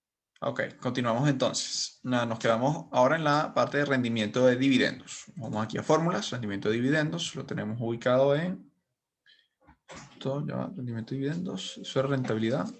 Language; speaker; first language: Spanish; native; Spanish